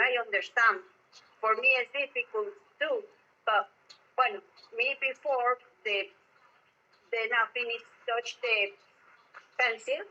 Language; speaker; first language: English; non-native, learner; Spanish